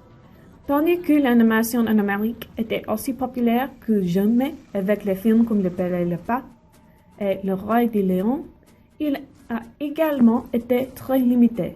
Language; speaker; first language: French; non-native, learner; English